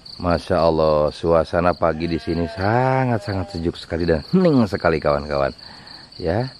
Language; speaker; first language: Indonesian; non-native, local second language; Sundanese